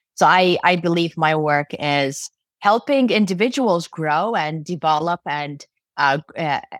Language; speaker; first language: English; non-native, fluent; Arabic